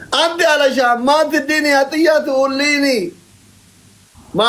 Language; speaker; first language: Arabic; non-native, learner; Oromo